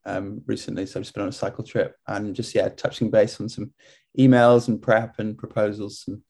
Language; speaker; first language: English; native; English